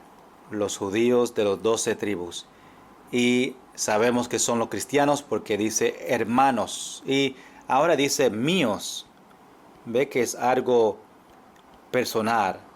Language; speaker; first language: Spanish; non-native, fluent; English